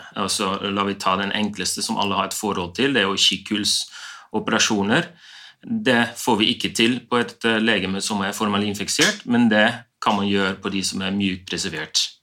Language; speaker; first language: Norwegian; non-native, fluent; Dutch